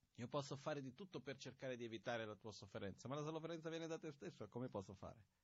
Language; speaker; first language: Italian; non-native, fluent; Portuguese